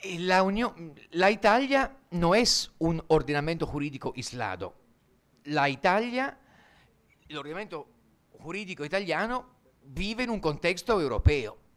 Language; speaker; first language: Spanish; non-native, fluent; Italian